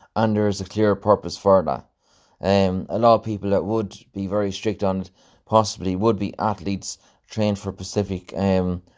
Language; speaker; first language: English; native; English